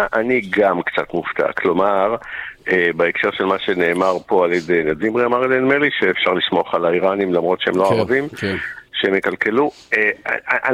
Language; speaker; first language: Hebrew; non-native, local second language; English